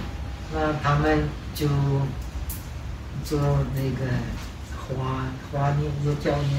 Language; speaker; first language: Chinese; non-native, fluent; Czech